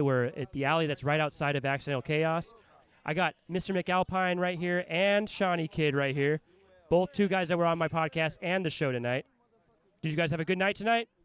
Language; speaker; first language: English; native; English